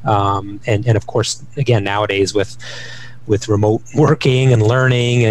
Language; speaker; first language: English; native; English